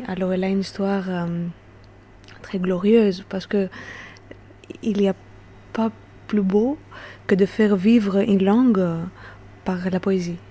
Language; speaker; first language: French; non-native, fluent; Greek